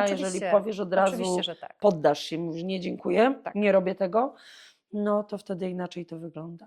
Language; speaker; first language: Polish; native; Polish